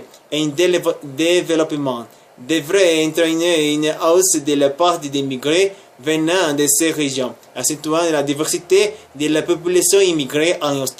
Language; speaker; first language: French; non-native, learner; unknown